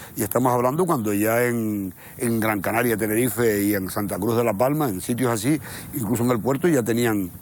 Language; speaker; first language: Spanish; native; Spanish